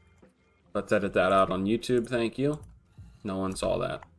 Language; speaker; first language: English; native; English